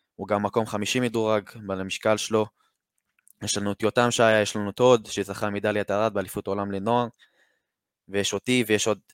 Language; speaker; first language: Hebrew; native; Hebrew